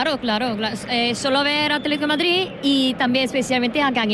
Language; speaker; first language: Spanish; non-native, learner; Korean